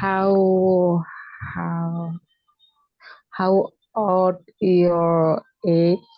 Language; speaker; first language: English; non-native, learner; Indonesian